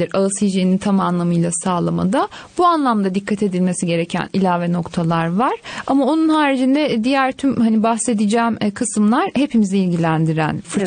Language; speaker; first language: Turkish; native; Turkish